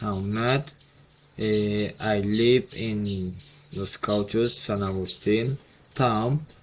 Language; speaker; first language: English; non-native, learner; Spanish